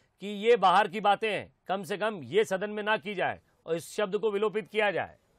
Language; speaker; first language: Hindi; native; Hindi